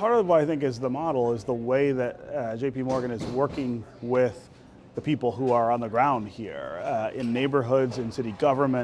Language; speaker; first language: English; native; English